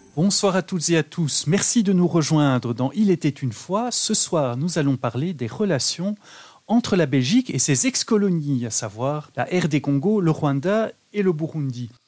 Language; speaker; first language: French; native; French